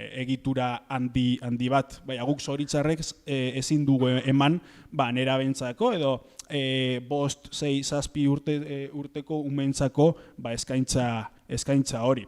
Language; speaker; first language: Basque; native; Basque